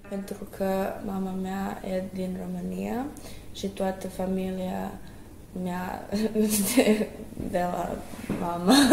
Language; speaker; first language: Romanian; early bilingual, heritage; Croatian